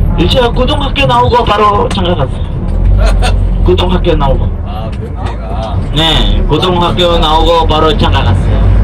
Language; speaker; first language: Korean; non-native, learner; Indonesian